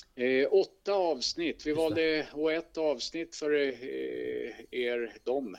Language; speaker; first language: Swedish; native; Swedish